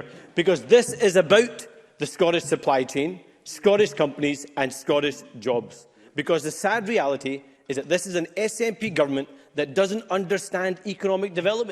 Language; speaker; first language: English; native; English